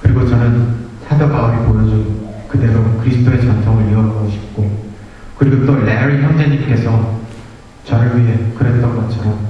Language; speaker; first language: Korean; early bilingual, heritage; Korean